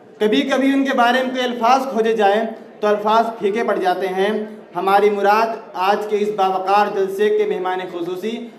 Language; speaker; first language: Urdu; native; Urdu